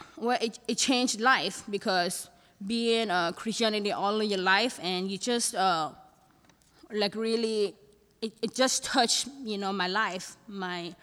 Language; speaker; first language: English; non-native, fluent; Thai